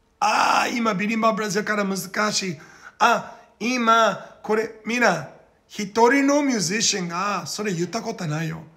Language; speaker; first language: Japanese; non-native, learner; Portuguese